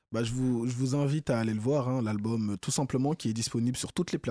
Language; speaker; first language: French; native; French